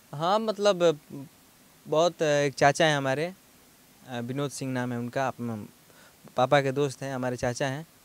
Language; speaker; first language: Hindi; non-native, local second language; Bhojpuri